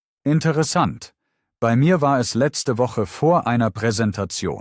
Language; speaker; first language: German; native; German